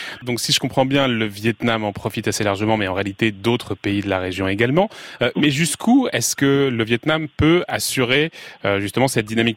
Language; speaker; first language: French; native; French